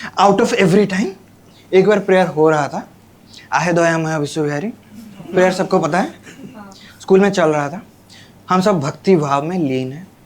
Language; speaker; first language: Hindi; non-native, local second language; Odia